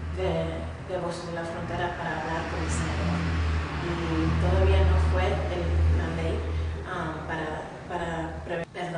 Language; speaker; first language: Spanish; early bilingual, other home language; English